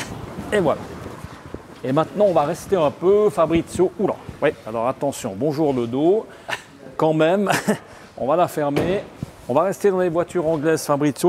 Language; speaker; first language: French; native; French